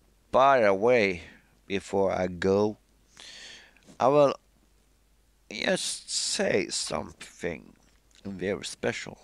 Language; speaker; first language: English; non-native, fluent; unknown